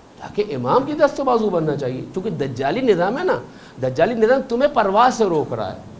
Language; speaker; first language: Urdu; native; Urdu